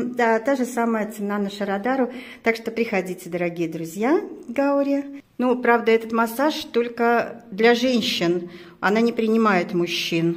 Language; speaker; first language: Russian; native; Russian